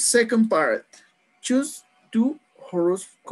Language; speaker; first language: English; non-native, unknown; Spanish